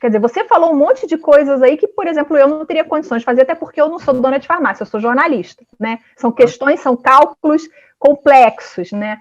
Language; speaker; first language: Portuguese; native; Portuguese